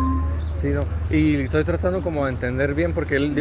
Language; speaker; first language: Spanish; native; Spanish